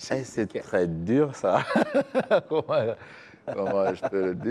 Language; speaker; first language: French; non-native, learner; Kinyarwanda